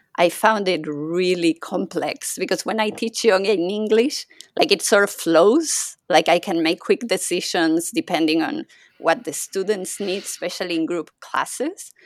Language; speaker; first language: English; non-native, fluent; Spanish